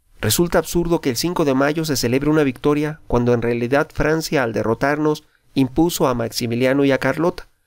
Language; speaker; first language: Spanish; native; Spanish